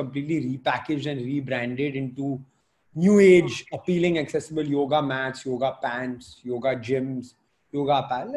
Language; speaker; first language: English; non-native, local second language; Hindi